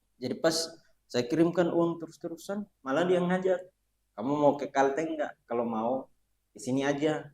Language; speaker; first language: Indonesian; non-native, fluent; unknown